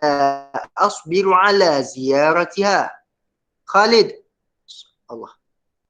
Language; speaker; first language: Arabic; non-native, fluent; Malay